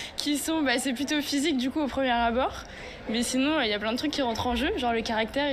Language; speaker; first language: French; native; French